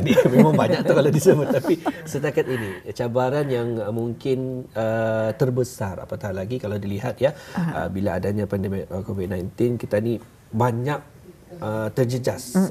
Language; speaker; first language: Malay; native; Malay